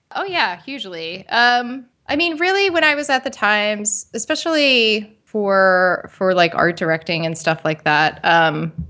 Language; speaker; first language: English; native; English